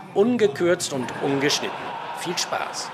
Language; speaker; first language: German; native; German